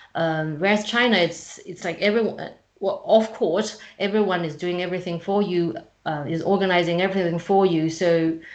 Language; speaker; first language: English; non-native, fluent; Chinese